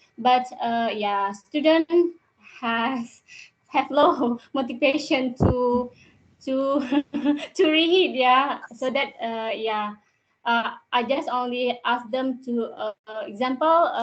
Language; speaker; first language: English; non-native, learner; Indonesian